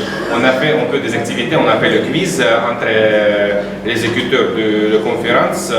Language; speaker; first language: French; non-native, learner; Russian